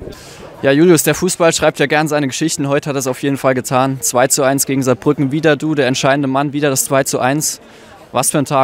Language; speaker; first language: German; native; German